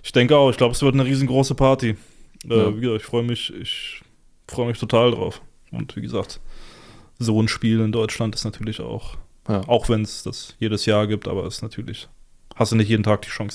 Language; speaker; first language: German; native; German